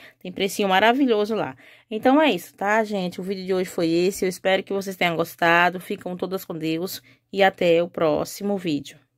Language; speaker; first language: Portuguese; native; Portuguese